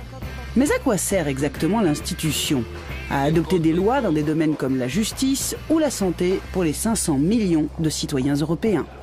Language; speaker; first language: French; native; French